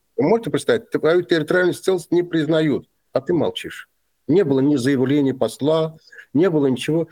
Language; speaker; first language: Russian; non-native, local second language; Azerbaijani